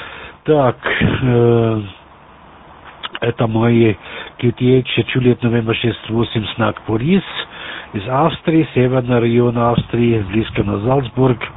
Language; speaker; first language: Russian; non-native, learner; German